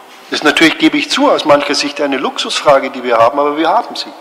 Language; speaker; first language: German; native; German